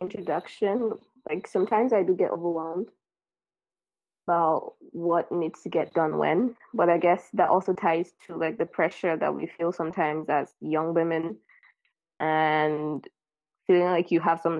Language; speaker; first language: English; non-native, local second language; Yoruba